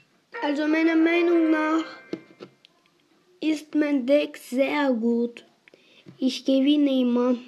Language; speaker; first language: German; non-native, local second language; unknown